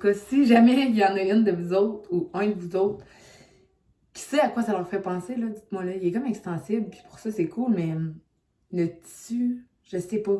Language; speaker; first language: French; native; French